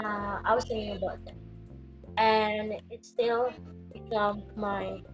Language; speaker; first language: English; non-native, learner; Indonesian